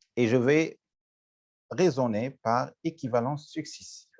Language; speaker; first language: French; non-native, local second language; Arabic